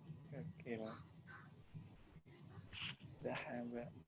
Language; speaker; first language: Indonesian; native; Indonesian